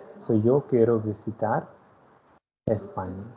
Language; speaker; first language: Spanish; non-native, fluent; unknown